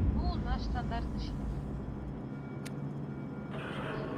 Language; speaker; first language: Russian; native; Russian